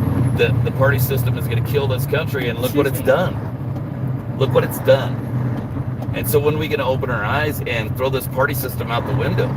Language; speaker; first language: English; native; English